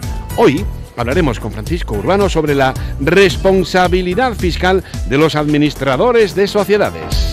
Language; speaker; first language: Spanish; native; Spanish